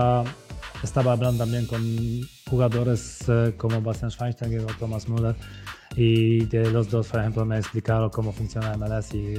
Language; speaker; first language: Spanish; non-native, learner; Polish